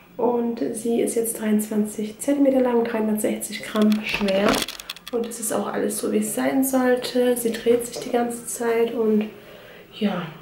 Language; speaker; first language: German; early bilingual, other home language; Turkish